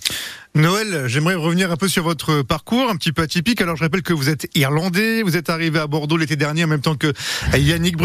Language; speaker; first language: French; native; French